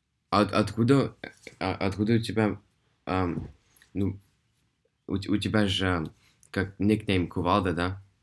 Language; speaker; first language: Russian; early bilingual, heritage; Russian